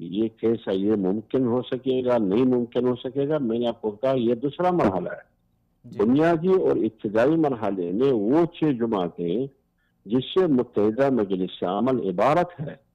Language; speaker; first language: Urdu; non-native, local second language; Pashto